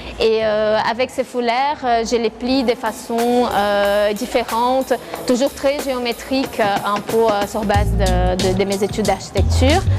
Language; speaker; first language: French; non-native, fluent; Portuguese